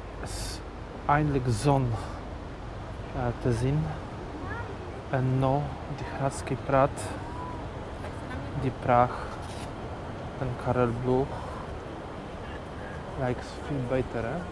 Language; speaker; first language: Dutch; non-native, learner; Polish